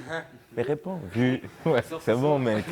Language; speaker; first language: French; native; French